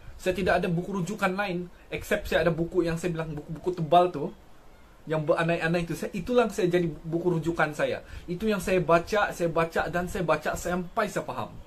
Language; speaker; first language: Malay; native; Malay